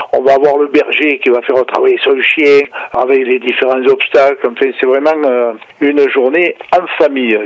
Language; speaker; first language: French; native; French